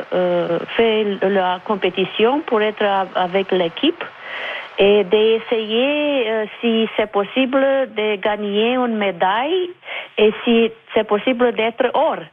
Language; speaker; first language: French; non-native, fluent; Romanian